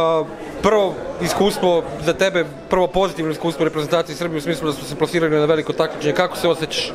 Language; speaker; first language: Serbian; native; Serbian